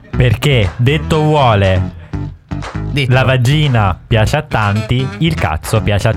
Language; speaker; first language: Italian; native; Italian